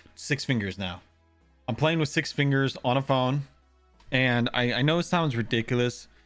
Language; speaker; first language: English; native; English